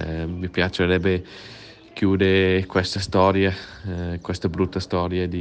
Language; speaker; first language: Italian; non-native, learner; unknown